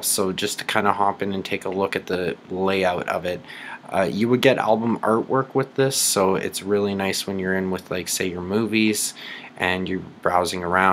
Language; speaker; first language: English; native; English